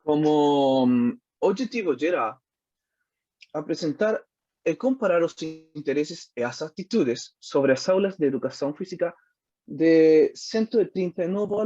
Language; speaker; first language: Portuguese; non-native, learner; Spanish